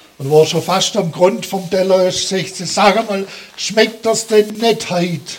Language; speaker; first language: German; native; German